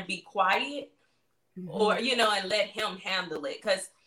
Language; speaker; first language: English; native; English